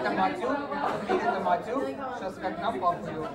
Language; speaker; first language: Russian; native; Russian